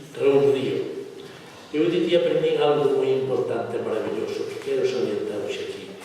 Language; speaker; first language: Galician; native; Galician